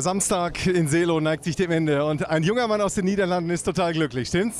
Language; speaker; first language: German; native; German